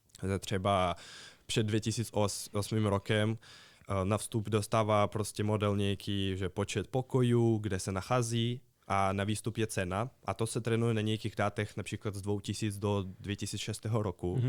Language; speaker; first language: Czech; non-native, fluent; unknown